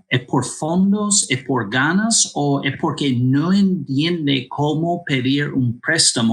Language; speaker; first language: Spanish; non-native, fluent; English